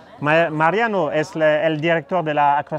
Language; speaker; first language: Spanish; non-native, learner; French